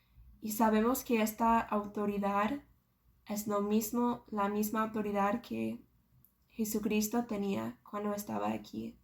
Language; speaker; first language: Spanish; non-native, fluent; English